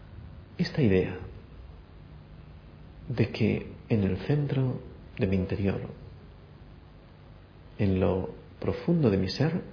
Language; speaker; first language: Spanish; native; Spanish